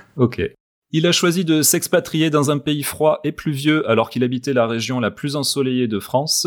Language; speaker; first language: French; native; French